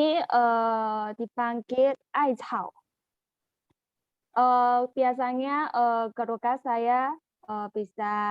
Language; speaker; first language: Indonesian; non-native, learner; Chinese